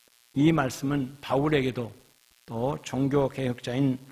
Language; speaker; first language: Korean; native; Korean